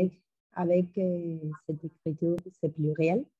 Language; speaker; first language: French; non-native, learner; Spanish